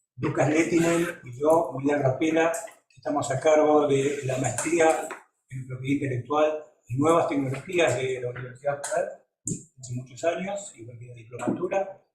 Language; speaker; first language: Spanish; native; Spanish